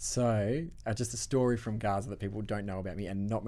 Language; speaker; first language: English; native; English